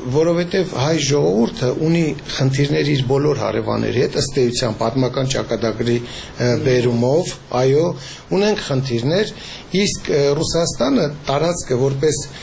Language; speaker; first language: Armenian; native; Armenian